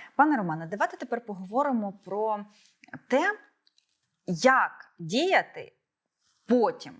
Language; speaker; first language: Ukrainian; native; Ukrainian